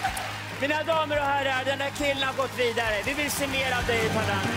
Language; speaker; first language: Swedish; native; Swedish